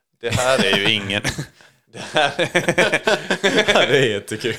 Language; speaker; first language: Swedish; native; Swedish